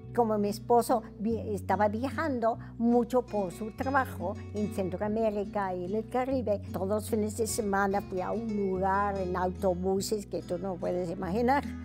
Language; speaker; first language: Spanish; non-native, fluent; English